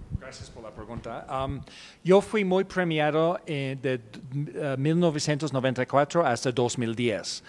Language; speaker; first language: Spanish; non-native, fluent; English